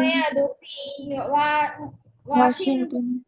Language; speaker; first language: Arabic; non-native, learner; Bangla